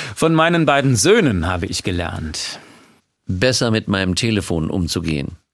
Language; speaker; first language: German; non-native, fluent; English